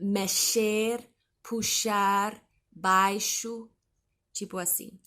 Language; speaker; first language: Portuguese; non-native, learner; English